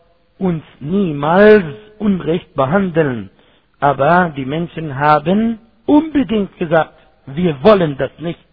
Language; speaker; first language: German; non-native, fluent; Arabic